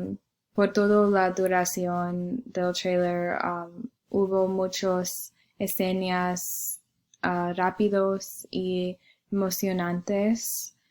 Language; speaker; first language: Spanish; non-native, learner; English